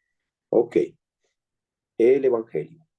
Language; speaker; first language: Spanish; native; Spanish